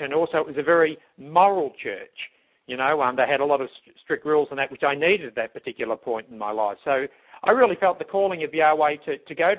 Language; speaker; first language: English; native; English